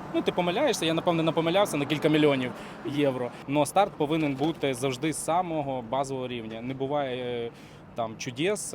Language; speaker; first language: Ukrainian; native; Ukrainian